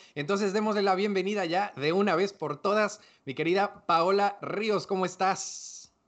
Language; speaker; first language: Spanish; native; Spanish